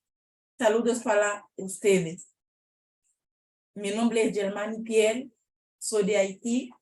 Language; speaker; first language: Spanish; non-native, learner; Haitian Creole